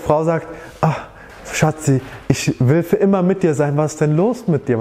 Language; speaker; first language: German; native; German